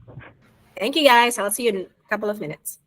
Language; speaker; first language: English; non-native, fluent; Indonesian